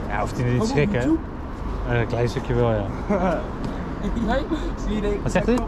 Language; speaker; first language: Dutch; native; Dutch